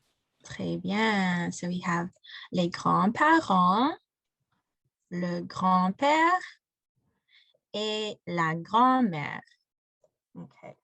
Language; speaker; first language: French; non-native, fluent; English